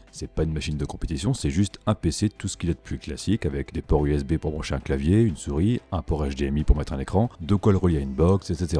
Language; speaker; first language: French; native; French